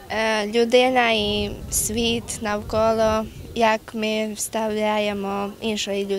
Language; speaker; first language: Ukrainian; non-native, local second language; Hungarian